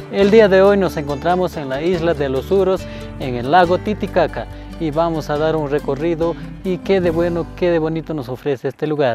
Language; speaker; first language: Spanish; native; Spanish